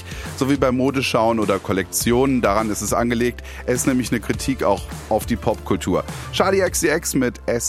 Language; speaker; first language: German; native; German